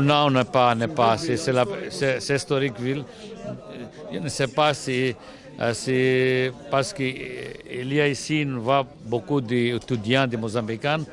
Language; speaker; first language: French; non-native, learner; Portuguese